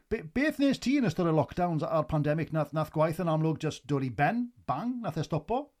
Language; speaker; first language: Welsh; native; Welsh